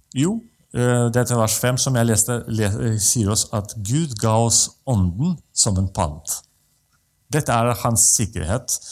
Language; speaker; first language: Norwegian; non-native, fluent; Russian